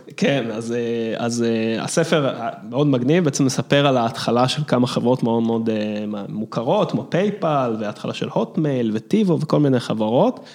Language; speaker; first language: Hebrew; early bilingual, other home language; English